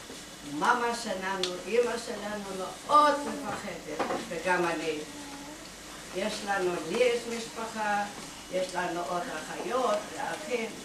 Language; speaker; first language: Hebrew; non-native, fluent; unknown